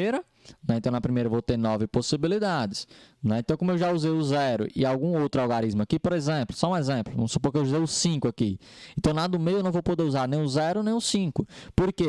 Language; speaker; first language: Portuguese; native; Portuguese